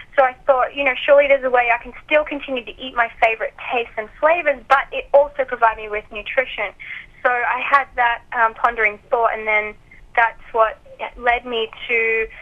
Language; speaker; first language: English; native; English